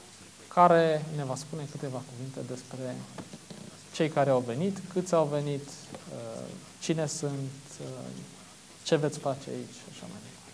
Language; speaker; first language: Romanian; native; Romanian